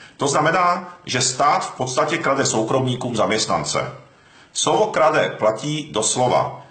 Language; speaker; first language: Czech; early bilingual, other home language; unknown